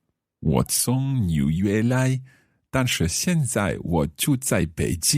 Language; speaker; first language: Chinese; non-native, learner; English